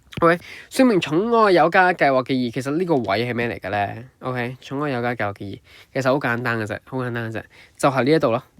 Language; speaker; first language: Cantonese; native; Cantonese